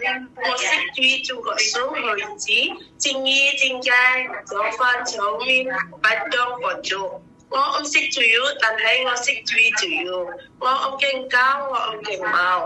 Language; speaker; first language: Cantonese; non-native, learner; Indonesian